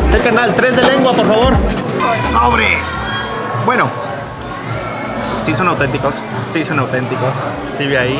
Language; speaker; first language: Spanish; native; Spanish